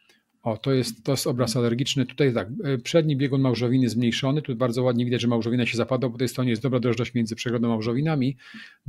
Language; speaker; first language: Polish; native; Polish